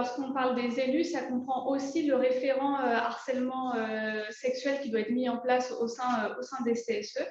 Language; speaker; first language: French; native; French